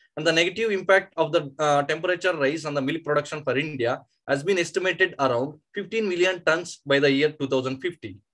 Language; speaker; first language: English; non-native, local second language; Kannada